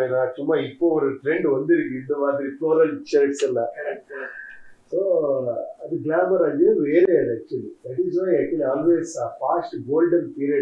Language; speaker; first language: Tamil; non-native, learner; Kannada